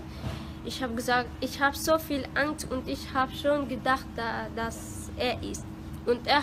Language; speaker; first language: German; non-native, learner; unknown